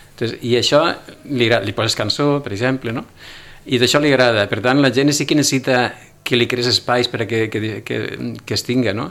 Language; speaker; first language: Catalan; native; Catalan